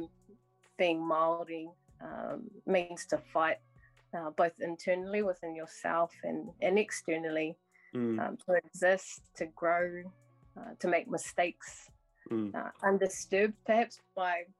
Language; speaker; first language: English; native; English